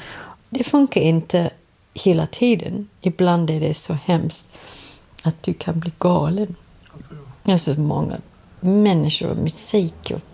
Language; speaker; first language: Swedish; non-native, learner; English